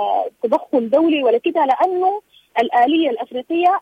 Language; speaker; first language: Arabic; native; Arabic